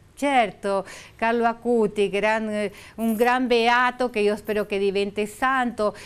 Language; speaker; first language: Italian; non-native, fluent; Spanish